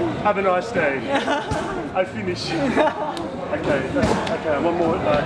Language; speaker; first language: English; native; English